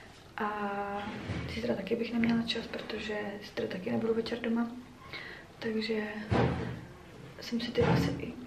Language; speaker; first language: Czech; native; Czech